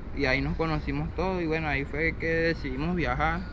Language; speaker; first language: Spanish; native; Spanish